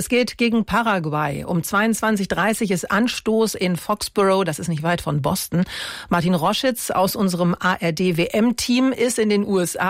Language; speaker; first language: German; native; German